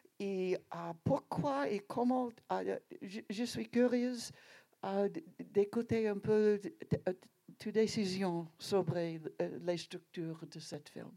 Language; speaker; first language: French; non-native, learner; English